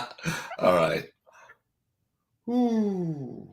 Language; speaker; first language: English; native; English